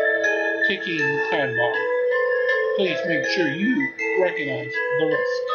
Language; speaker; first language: English; native; English